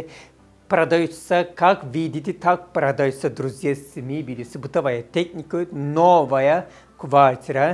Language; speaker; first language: Russian; non-native, fluent; Turkish